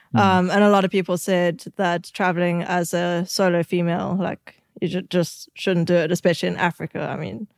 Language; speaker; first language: English; native; English